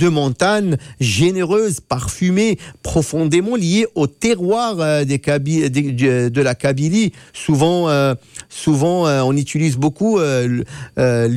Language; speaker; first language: French; non-native, local second language; Arabic